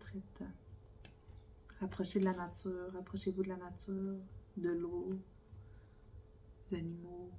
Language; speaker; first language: French; native; French